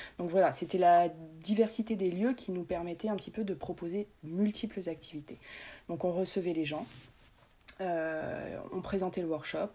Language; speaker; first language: French; native; French